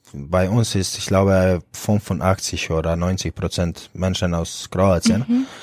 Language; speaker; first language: German; non-native, fluent; Croatian